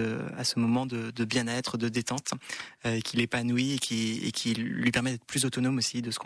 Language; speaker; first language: French; native; French